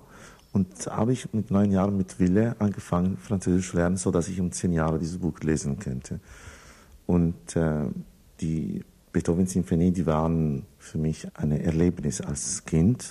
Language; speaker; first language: German; non-native, fluent; Italian